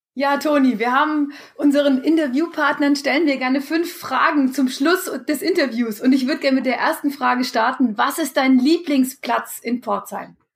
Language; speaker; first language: German; native; German